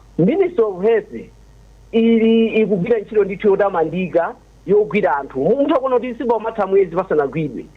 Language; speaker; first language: Nyanja; native; Nyanja